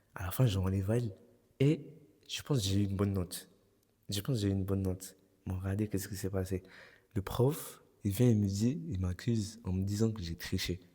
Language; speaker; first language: French; early bilingual, other home language; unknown